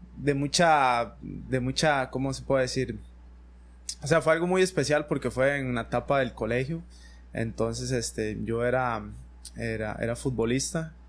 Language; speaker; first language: Spanish; native; Spanish